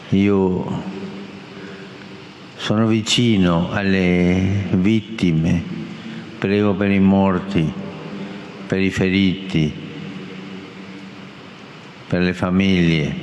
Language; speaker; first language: Italian; non-native, fluent; Spanish